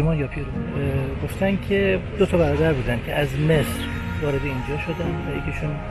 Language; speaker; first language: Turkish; non-native, learner; Persian